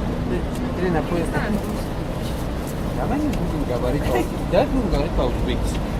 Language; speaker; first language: Russian; non-native, local second language; Tajik